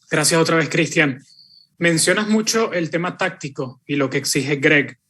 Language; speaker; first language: Spanish; native; Spanish